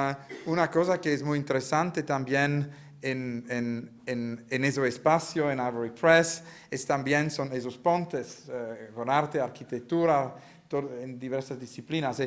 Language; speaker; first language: Spanish; non-native, learner; Italian